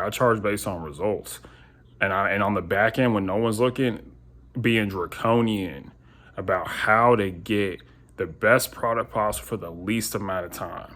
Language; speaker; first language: English; native; English